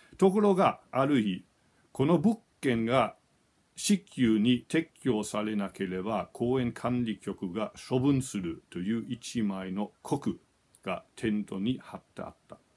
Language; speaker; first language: Japanese; non-native, fluent; German